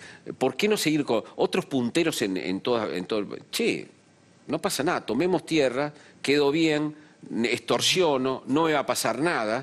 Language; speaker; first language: Spanish; native; Spanish